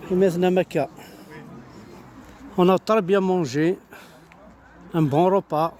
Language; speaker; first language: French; non-native, local second language; Arabic